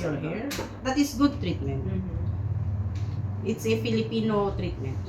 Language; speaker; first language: English; non-native, local second language; Filipino